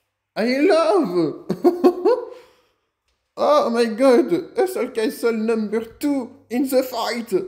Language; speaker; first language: English; non-native, learner; French